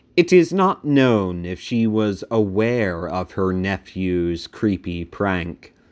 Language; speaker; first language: English; native; English